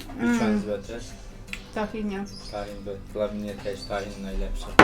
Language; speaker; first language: Polish; non-native, learner; Turkish